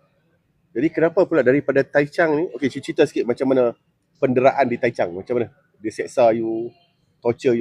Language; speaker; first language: Malay; native; Malay